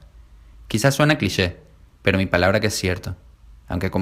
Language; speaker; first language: Spanish; native; Spanish